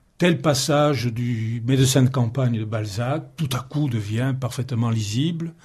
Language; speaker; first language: French; native; French